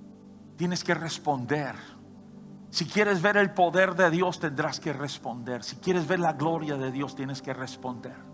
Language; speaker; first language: Spanish; native; Spanish